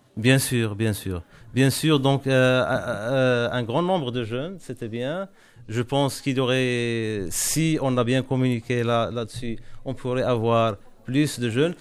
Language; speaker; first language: French; non-native, local second language; Arabic